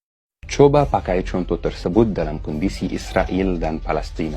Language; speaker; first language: Indonesian; non-native, fluent; Arabic